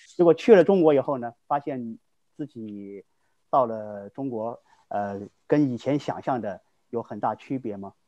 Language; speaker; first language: Chinese; native; Chinese